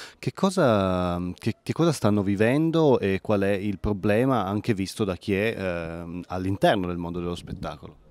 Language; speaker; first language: Italian; native; Italian